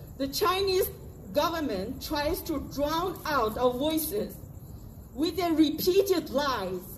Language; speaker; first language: English; non-native, fluent; Uyghur